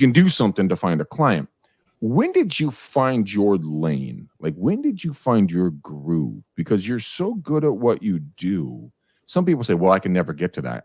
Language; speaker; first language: English; native; English